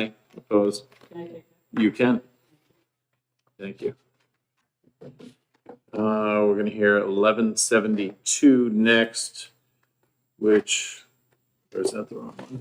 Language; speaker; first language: English; native; English